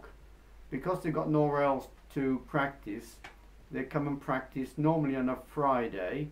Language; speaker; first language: English; native; English